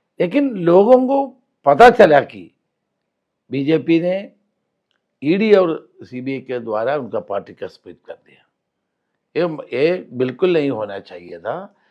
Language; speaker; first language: Hindi; non-native, local second language; Malayalam